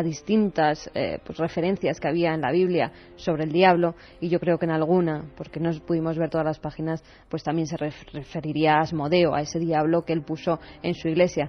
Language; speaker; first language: Spanish; native; Spanish